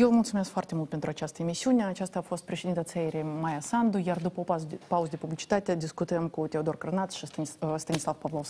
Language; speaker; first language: Romanian; native; Romanian